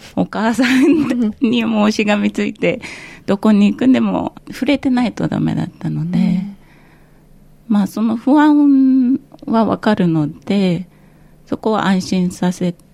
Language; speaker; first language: Japanese; native; Japanese